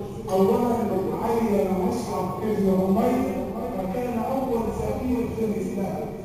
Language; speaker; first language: Arabic; native; Arabic